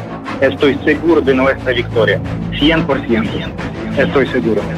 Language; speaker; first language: Spanish; non-native, fluent; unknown